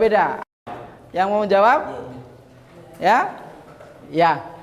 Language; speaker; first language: Indonesian; native; Indonesian